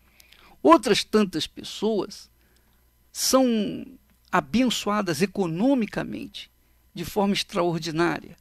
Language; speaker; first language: Portuguese; native; Portuguese